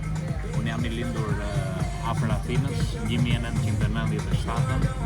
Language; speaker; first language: Albanian; early bilingual, heritage; Albanian